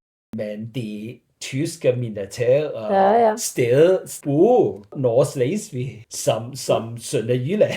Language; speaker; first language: Danish; non-native, learner; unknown